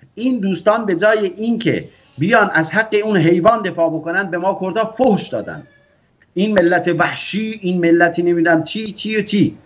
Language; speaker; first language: Persian; non-native, local second language; Kurdish